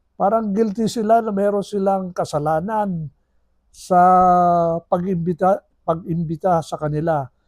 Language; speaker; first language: Filipino; non-native, local second language; Iloko